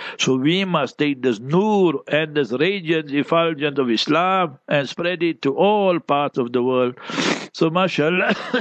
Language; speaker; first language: English; native; English